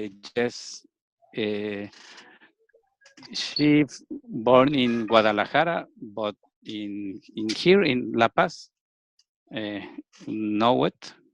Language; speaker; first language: English; non-native, learner; Spanish